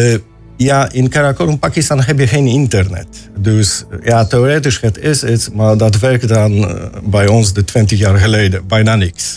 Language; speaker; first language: Dutch; non-native, learner; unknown